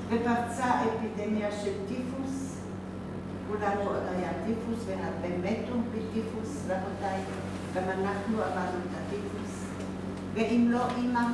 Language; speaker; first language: Hebrew; non-native, fluent; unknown